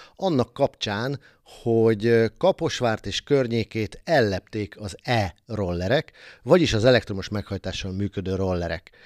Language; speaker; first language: Hungarian; native; Hungarian